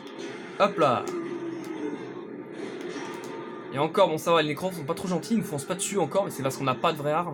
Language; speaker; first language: French; native; French